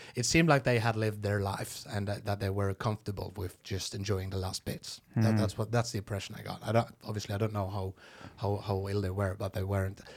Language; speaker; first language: English; non-native, fluent; Norwegian